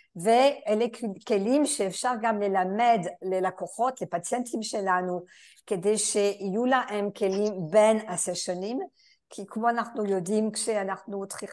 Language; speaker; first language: Hebrew; non-native, fluent; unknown